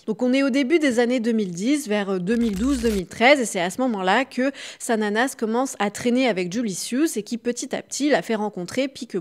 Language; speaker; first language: French; native; French